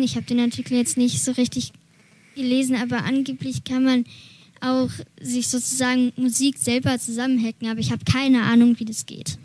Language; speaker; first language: German; native; German